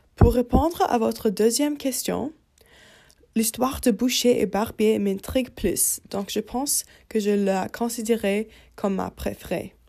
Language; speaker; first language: French; non-native, learner; English